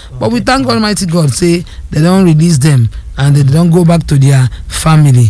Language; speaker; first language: Nigerian Pidgin; non-native, local second language; Yoruba